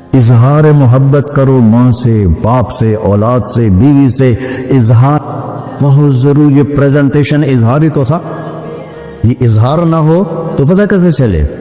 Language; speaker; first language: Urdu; non-native, local second language; Punjabi